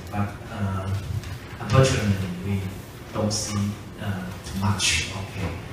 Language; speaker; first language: English; non-native, fluent; Chinese